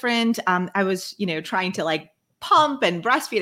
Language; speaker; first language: English; non-native, fluent; Malay